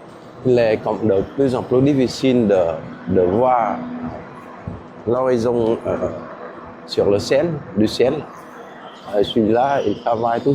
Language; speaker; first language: French; non-native, fluent; Vietnamese